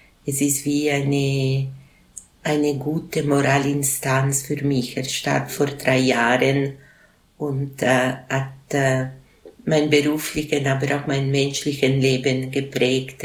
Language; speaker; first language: German; non-native, local second language; Italian